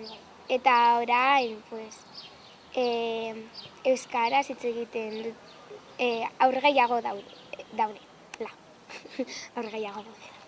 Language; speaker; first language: Basque; non-native, local second language; Spanish